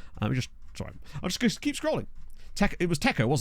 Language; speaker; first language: English; native; English